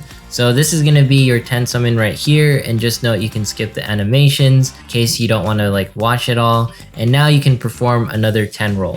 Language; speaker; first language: English; native; English